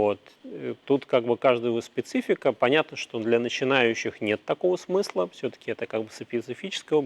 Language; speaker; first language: Russian; native; Russian